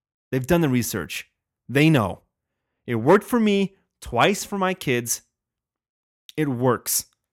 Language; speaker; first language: English; native; English